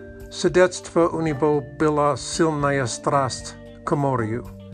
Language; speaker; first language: Russian; non-native, learner; English